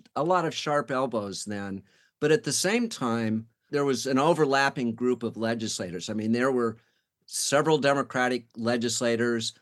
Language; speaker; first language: English; native; English